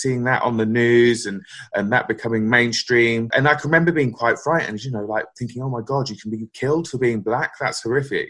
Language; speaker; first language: English; native; English